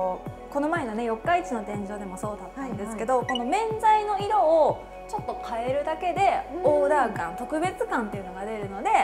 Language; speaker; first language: Japanese; native; Japanese